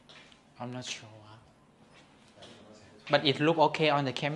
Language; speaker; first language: English; non-native, learner; Thai